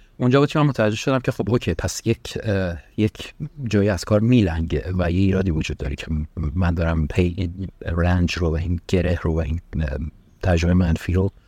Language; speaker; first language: Persian; early bilingual, heritage; Persian